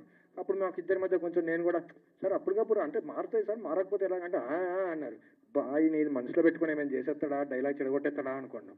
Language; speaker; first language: Telugu; native; Telugu